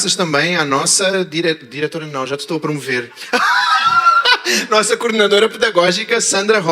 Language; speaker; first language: Portuguese; native; Portuguese